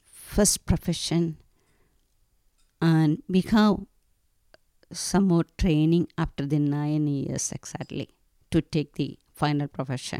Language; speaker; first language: English; non-native, local second language; Malayalam